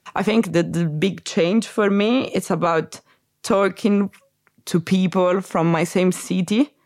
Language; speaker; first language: English; non-native, fluent; Italian